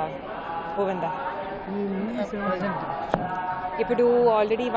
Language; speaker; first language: Telugu; non-native, learner; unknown